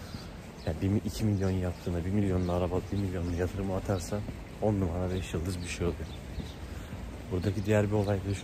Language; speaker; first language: Turkish; native; Turkish